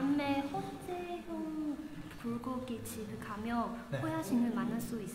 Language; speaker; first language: Korean; non-native, learner; Chinese